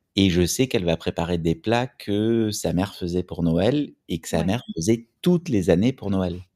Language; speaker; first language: French; native; French